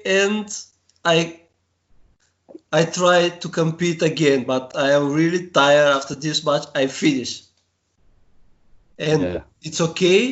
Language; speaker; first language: English; non-native, learner; Bulgarian